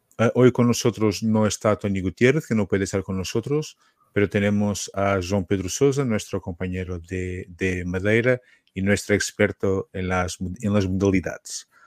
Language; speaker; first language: Spanish; non-native, fluent; Portuguese